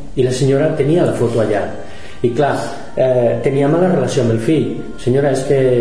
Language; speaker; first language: Catalan; non-native, local second language; Spanish